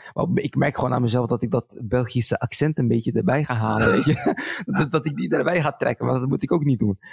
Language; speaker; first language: Dutch; early bilingual, other home language; Arabic